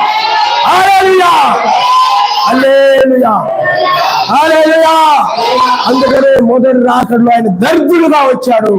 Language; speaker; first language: Telugu; native; Telugu